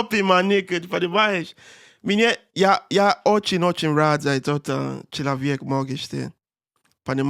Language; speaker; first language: Russian; non-native, learner; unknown